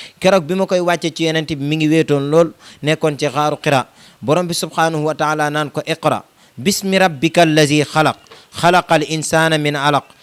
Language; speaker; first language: Wolof; native; Wolof